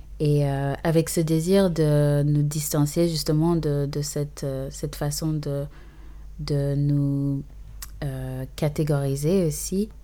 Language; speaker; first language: French; early bilingual, other home language; English